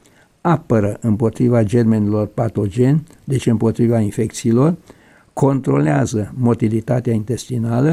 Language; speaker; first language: Romanian; native; Romanian